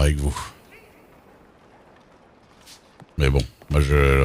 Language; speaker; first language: French; native; French